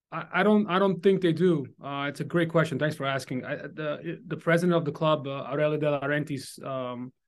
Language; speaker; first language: English; early bilingual, other home language; Italian